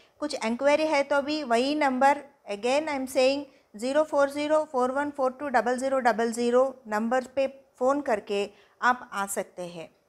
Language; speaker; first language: Hindi; non-native, local second language; Telugu